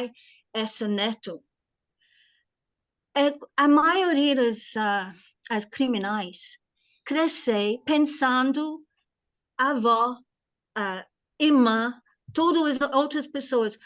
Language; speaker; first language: Portuguese; non-native, learner; English